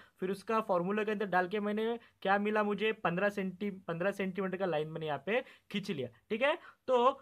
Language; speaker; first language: Hindi; non-native, local second language; Marathi